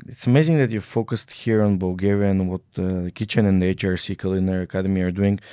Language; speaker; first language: English; non-native, fluent; Bulgarian